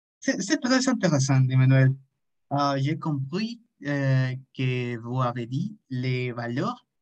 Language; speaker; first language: French; non-native, learner; Spanish